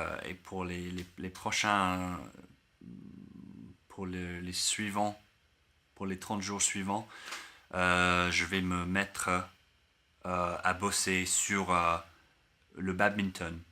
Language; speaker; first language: French; non-native, learner; English